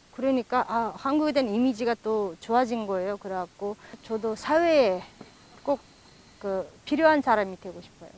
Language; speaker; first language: Korean; non-native, fluent; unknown